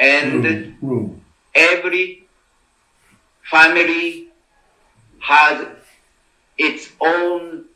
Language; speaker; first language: English; non-native, learner; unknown